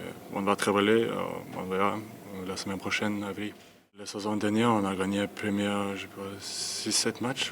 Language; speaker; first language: French; non-native, learner; Lithuanian